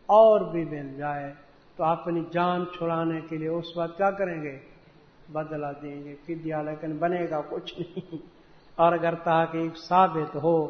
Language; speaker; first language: Urdu; non-native, local second language; Saraiki